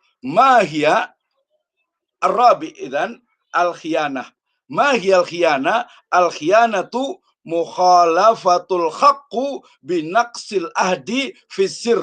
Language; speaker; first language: Arabic; non-native, fluent; Indonesian